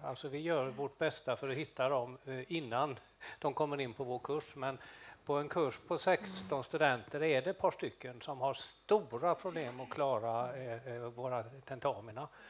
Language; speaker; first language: Swedish; native; Swedish